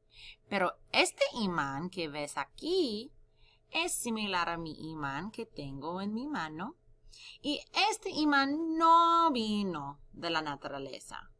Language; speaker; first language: Spanish; non-native, fluent; English